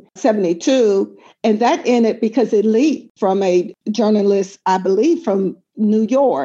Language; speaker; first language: English; native; English